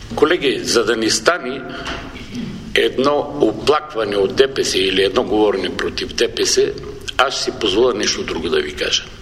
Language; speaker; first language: Bulgarian; non-native, local second language; Turkish